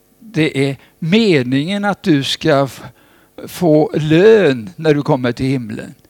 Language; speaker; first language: Swedish; native; Swedish